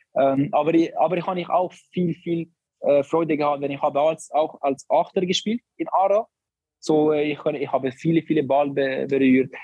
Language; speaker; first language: German; non-native, learner; Albanian